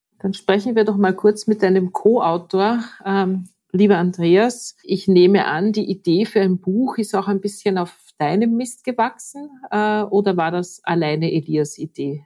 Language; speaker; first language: German; native; German